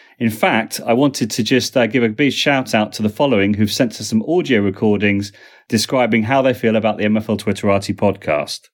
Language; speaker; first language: English; native; English